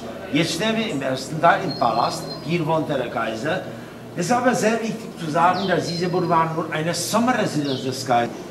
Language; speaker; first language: German; non-native, fluent; Czech